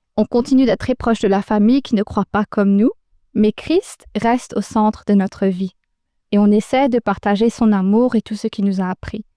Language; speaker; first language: French; non-native, local second language; Morisyen